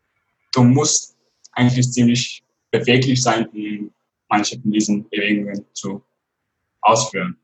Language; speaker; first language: German; non-native, fluent; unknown